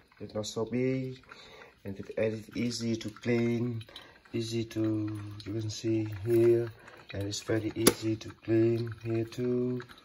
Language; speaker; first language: English; non-native, learner; Vietnamese